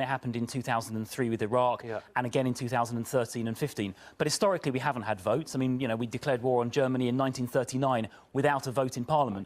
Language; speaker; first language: English; native; English